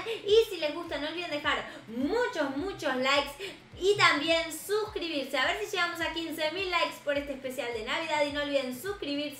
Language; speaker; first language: Spanish; native; Spanish